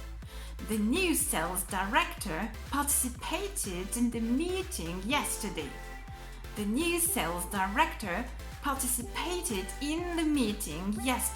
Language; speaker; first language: English; non-native, fluent; French